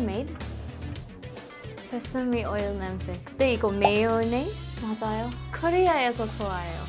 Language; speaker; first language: Korean; non-native, learner; Filipino